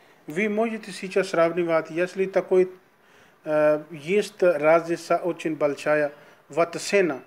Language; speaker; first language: Russian; non-native, learner; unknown